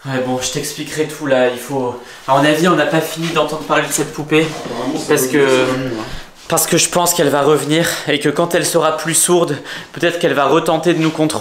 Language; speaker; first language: French; native; French